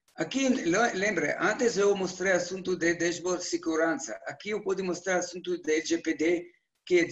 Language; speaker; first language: Portuguese; non-native, learner; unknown